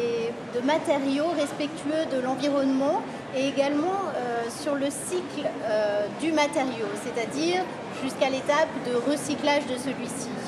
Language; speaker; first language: French; native; French